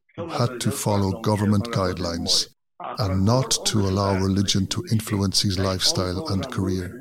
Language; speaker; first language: English; non-native, fluent; Azerbaijani